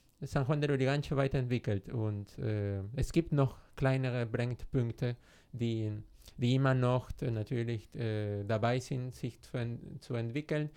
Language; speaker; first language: German; non-native, fluent; Spanish